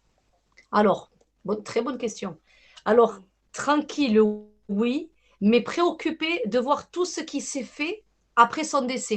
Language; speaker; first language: French; native; French